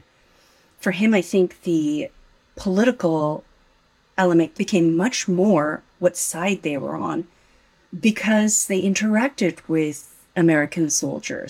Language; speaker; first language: English; native; English